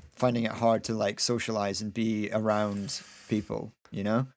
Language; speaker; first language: English; native; English